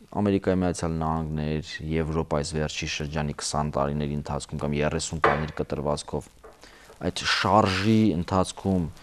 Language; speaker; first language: Armenian; native; Armenian